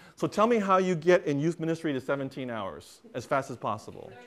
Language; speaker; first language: English; native; English